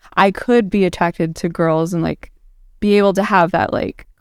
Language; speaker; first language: English; native; English